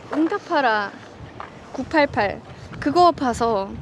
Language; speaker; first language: Korean; non-native, fluent; Estonian